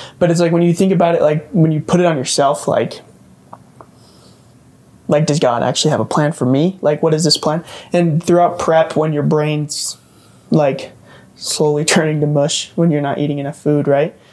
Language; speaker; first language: English; native; English